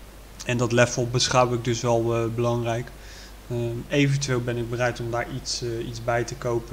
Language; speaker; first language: Dutch; native; Dutch